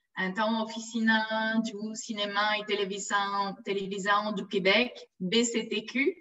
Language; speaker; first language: Portuguese; non-native, fluent; French